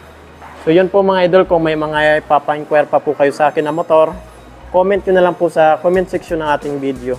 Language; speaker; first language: Filipino; native; Filipino